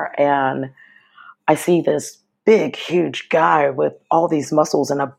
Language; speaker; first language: English; native; English